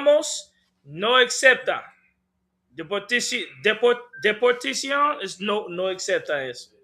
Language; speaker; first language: Spanish; non-native, learner; English